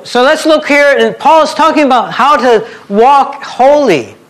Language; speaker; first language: English; native; English